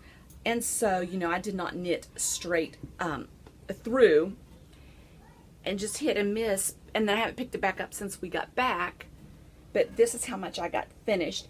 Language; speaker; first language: English; native; English